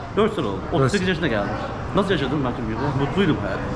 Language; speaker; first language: Turkish; native; Turkish